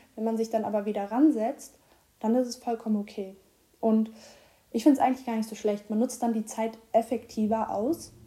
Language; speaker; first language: German; native; German